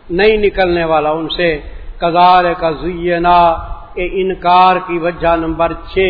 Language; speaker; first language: Urdu; non-native, local second language; Punjabi